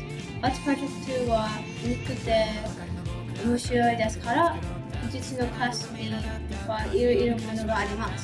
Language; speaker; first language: Japanese; non-native, learner; English